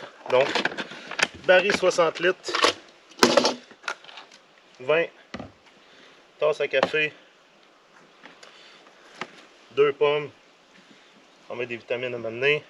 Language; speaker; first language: French; native; French